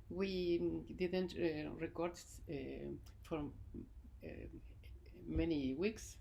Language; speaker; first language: English; non-native, learner; Spanish